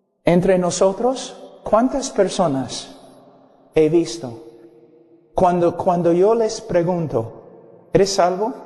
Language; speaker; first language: Spanish; non-native, fluent; English